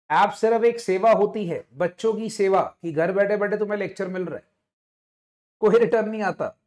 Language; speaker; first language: Hindi; non-native, local second language; Punjabi